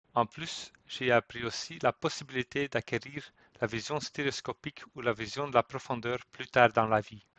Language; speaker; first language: French; non-native, fluent; Dutch